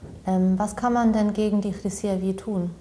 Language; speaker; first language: German; native; German